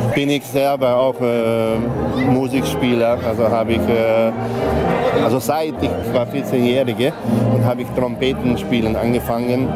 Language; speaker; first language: German; non-native, local second language; Hungarian